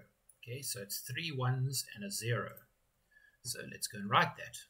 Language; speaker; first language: English; native; English